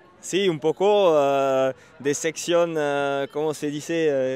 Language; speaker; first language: Spanish; non-native, learner; French